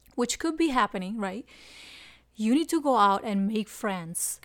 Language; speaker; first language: English; non-native, fluent; Spanish